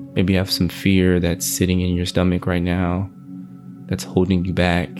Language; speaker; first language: English; native; English